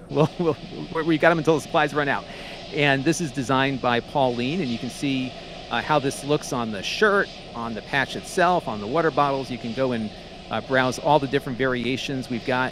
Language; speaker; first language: English; native; English